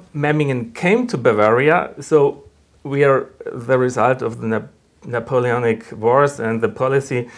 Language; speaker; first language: English; non-native, fluent; German